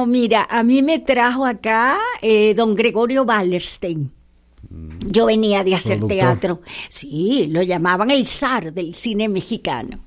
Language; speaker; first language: Spanish; native; Spanish